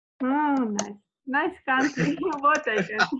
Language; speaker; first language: English; non-native, learner; Russian